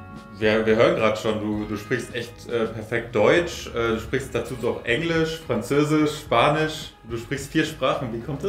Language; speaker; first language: German; native; German